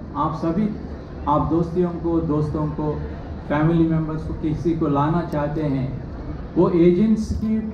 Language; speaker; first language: Hindi; non-native, local second language; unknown